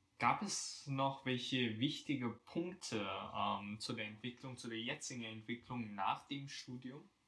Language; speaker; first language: German; native; German